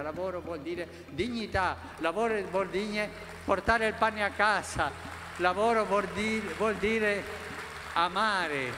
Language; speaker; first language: Italian; non-native, fluent; Spanish